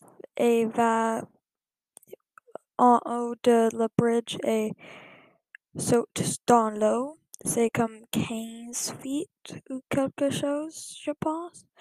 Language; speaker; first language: French; non-native, learner; English